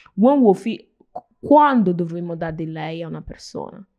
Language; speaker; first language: Italian; non-native, fluent; Nigerian Pidgin